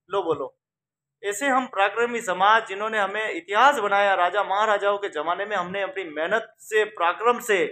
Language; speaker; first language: Hindi; native; Hindi